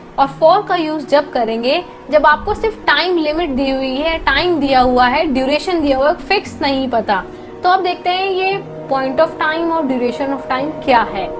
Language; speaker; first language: Hindi; native; Hindi